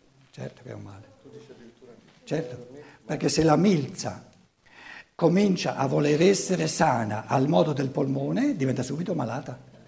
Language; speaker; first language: Italian; native; Italian